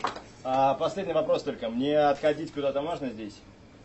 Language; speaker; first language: Russian; native; Russian